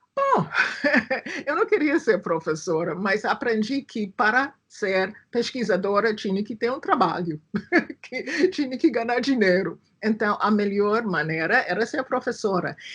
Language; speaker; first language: Portuguese; non-native, fluent; English